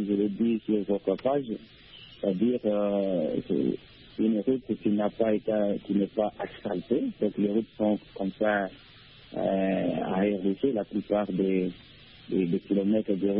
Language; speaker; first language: French; non-native, local second language; Luba-Lulua